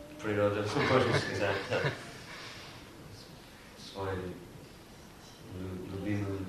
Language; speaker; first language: Russian; non-native, fluent; English